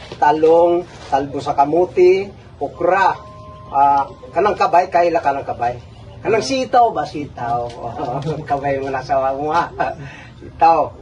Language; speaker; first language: Cebuano; non-native, local second language; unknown